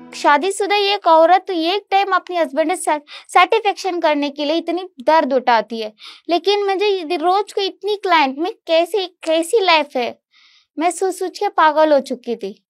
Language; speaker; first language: Hindi; non-native, local second language; Kannada